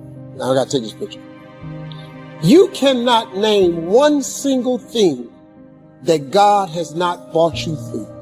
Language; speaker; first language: English; native; English